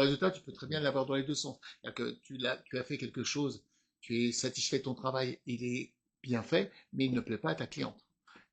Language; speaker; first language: French; native; French